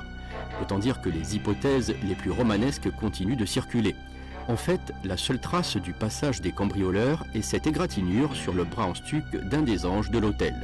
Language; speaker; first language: French; native; French